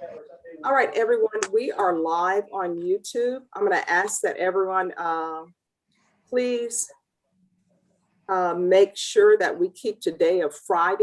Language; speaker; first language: English; native; English